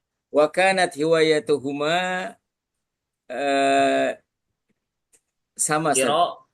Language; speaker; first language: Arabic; non-native, learner; Indonesian